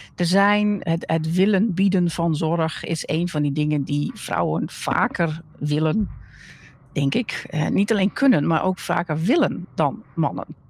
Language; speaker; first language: Dutch; native; Dutch